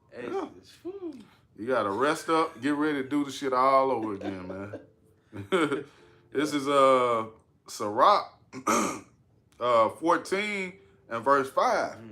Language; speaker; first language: English; native; English